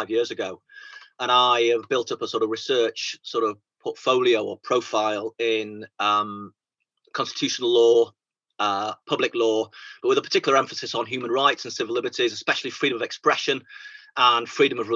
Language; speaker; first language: English; native; English